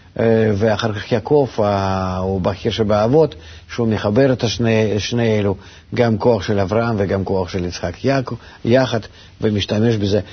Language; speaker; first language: Hebrew; non-native, fluent; Russian